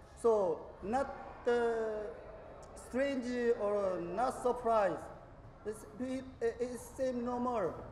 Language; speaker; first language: English; non-native, learner; Korean